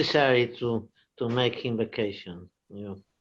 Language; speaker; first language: English; non-native, learner; Portuguese